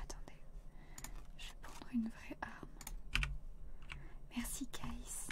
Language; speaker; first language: French; native; French